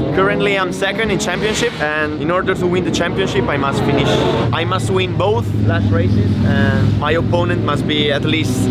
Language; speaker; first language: English; non-native, fluent; Italian